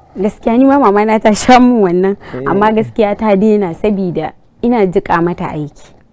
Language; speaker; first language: Hausa; non-native, local second language; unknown